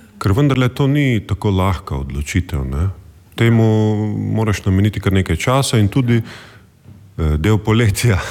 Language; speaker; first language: Slovenian; native; Slovenian